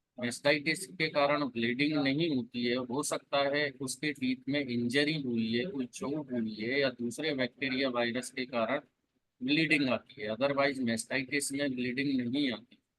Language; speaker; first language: Hindi; native; Hindi